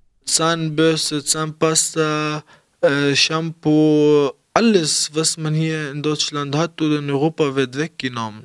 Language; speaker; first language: German; early bilingual, other home language; Arabic